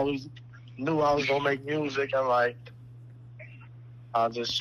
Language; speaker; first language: English; native; English